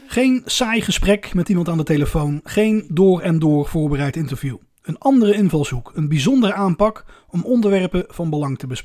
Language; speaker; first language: Dutch; native; Dutch